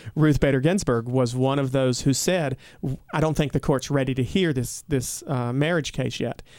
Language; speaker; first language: English; native; English